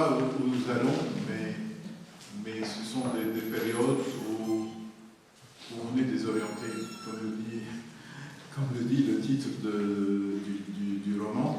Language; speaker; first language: French; non-native, local second language; Arabic